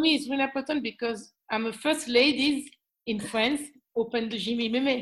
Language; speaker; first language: English; non-native, learner; French